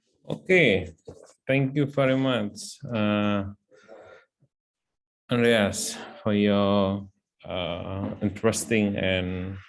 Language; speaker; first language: English; non-native, learner; Indonesian